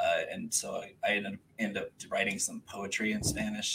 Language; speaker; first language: English; early bilingual, other home language; Spanish